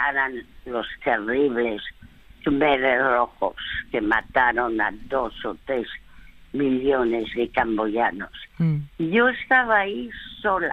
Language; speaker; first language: Spanish; early bilingual, other home language; French